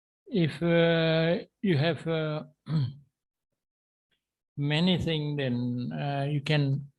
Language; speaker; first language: English; non-native, learner; Indonesian